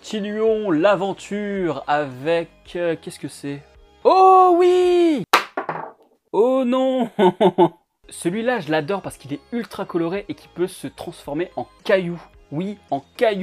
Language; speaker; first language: French; native; French